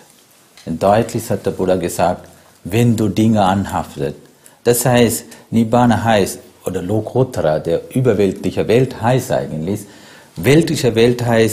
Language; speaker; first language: German; non-native, fluent; Sinhala